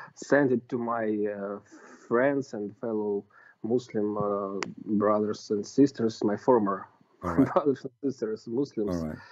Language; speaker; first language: English; non-native, fluent; Russian